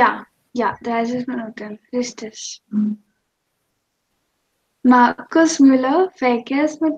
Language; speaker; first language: German; non-native, fluent; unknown